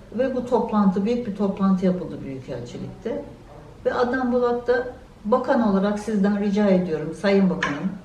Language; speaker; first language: Turkish; native; Turkish